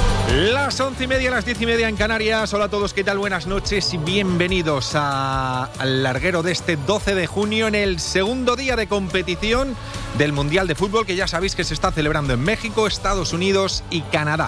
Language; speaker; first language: Spanish; native; Spanish